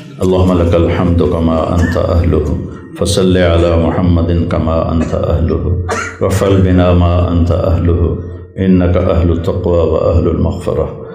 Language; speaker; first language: Urdu; non-native, local second language; Punjabi